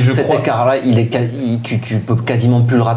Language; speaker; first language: French; native; French